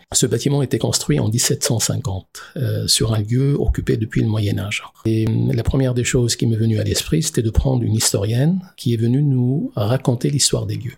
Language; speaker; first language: French; non-native, local second language; Arabic